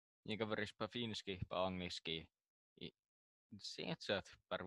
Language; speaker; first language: Russian; non-native, learner; Finnish